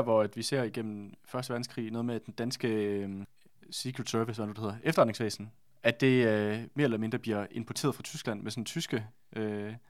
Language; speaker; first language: Danish; native; Danish